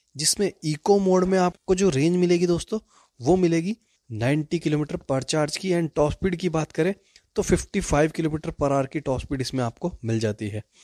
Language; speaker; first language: Hindi; native; Hindi